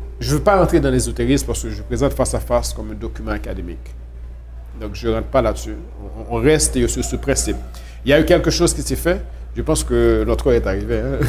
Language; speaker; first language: French; non-native, local second language; Haitian Creole